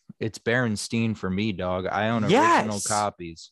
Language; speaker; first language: English; native; English